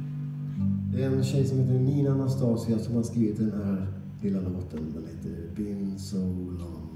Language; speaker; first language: Swedish; native; Swedish